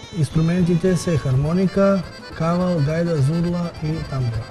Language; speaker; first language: Macedonian; native; Macedonian